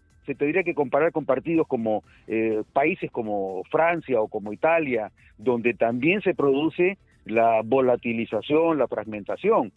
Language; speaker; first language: Spanish; native; Spanish